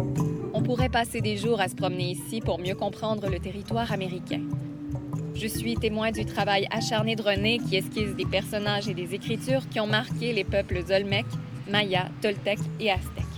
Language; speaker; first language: French; native; French